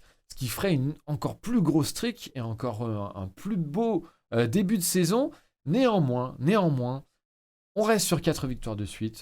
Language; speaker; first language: French; native; French